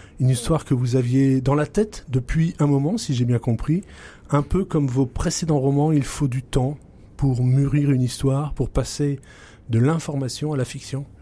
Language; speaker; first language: French; native; French